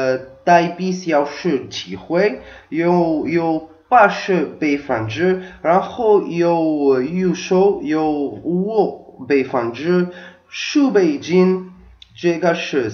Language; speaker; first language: Chinese; non-native, learner; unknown